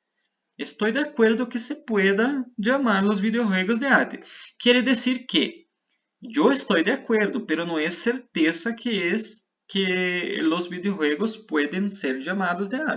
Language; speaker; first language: Spanish; non-native, fluent; Portuguese